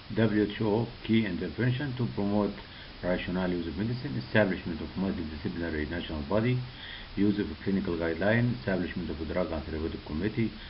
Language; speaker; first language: English; non-native, local second language; Arabic